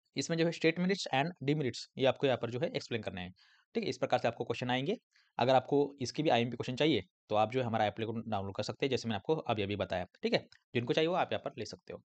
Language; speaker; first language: Hindi; non-native, local second language; Marathi